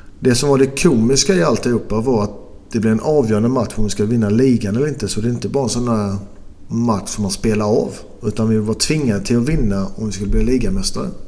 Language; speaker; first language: Swedish; native; Swedish